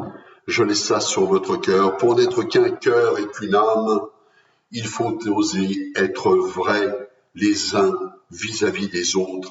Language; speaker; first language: French; native; French